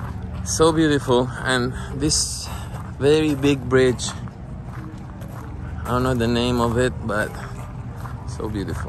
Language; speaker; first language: English; non-native, fluent; Persian